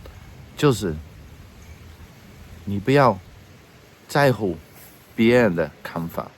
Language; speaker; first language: Chinese; non-native, fluent; Dutch